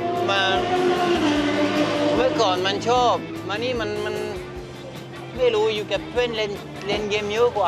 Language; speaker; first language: Thai; non-native, learner; French